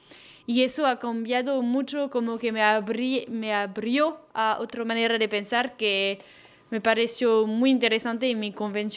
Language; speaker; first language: Spanish; non-native, fluent; French